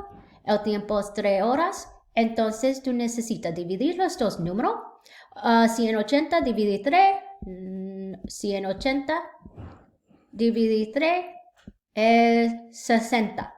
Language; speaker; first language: Spanish; non-native, learner; English